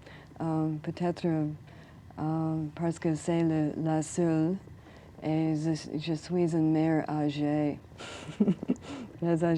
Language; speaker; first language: French; non-native, learner; English